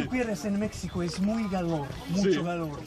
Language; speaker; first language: Spanish; non-native, learner; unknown